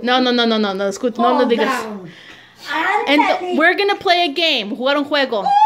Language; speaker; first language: Spanish; early bilingual, heritage; Spanish